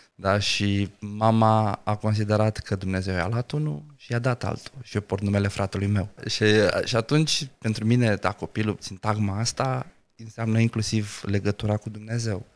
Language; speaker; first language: Romanian; non-native, local second language; Romany